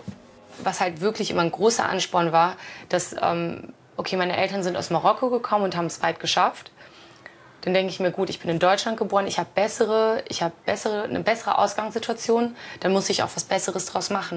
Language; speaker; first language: German; native; German